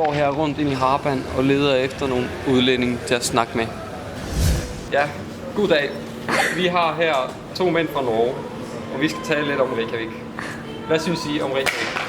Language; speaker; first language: Danish; non-native, learner; Icelandic